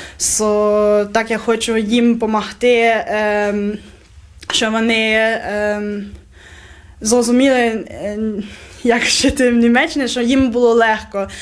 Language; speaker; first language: Ukrainian; non-native, local second language; German